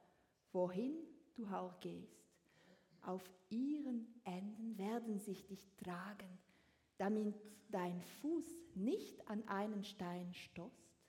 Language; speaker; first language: German; non-native, learner; French